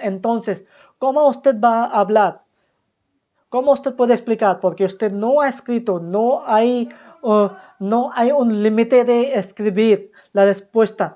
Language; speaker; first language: Spanish; non-native, fluent; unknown